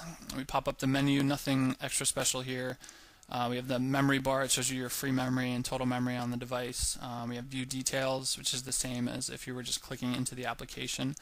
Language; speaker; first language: English; native; English